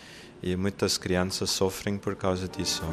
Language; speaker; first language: Portuguese; non-native, fluent; German